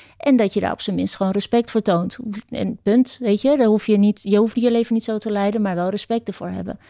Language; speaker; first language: Dutch; early bilingual, other home language; Turkish